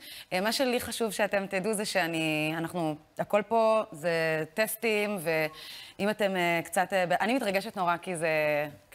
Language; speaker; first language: Hebrew; native; Hebrew